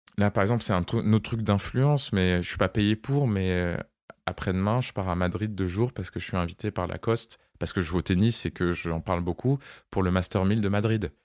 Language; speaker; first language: French; native; French